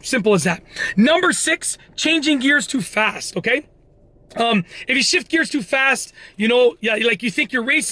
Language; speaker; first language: English; native; English